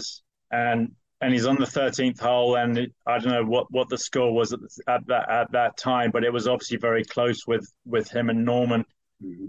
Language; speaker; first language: English; native; English